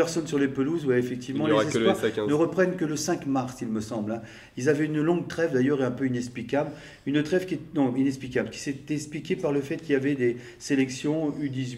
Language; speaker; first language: French; native; French